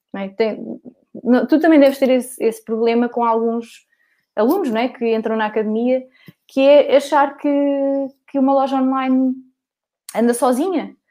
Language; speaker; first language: Portuguese; native; Portuguese